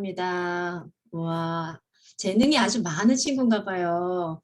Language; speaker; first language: Korean; native; Korean